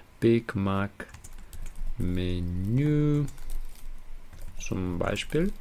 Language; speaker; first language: German; non-native, learner; Ukrainian